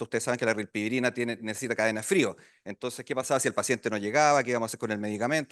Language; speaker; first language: Spanish; native; Spanish